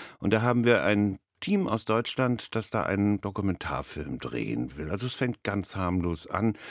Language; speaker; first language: German; native; German